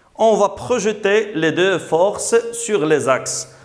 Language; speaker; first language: French; non-native, local second language; Arabic